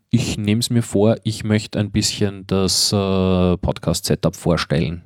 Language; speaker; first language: German; native; German